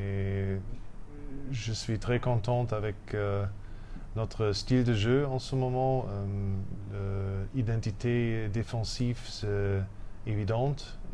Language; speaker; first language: French; non-native, fluent; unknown